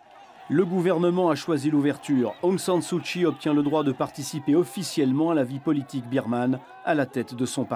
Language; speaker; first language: French; native; French